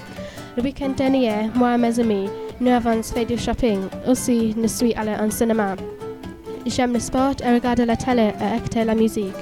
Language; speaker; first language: French; non-native, learner; English